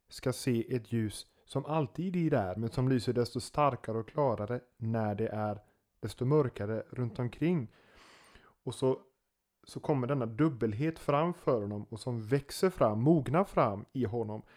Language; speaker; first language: Swedish; native; Swedish